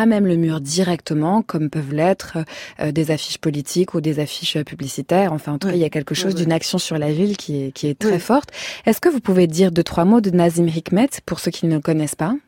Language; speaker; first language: French; native; French